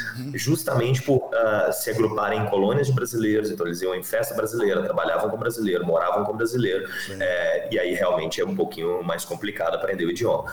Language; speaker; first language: Portuguese; native; Portuguese